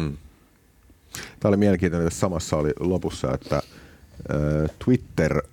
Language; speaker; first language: Finnish; native; Finnish